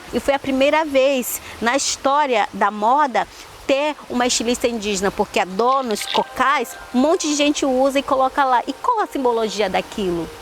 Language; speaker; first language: Portuguese; non-native, local second language; Ticuna